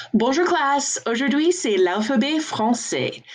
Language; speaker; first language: French; non-native, fluent; English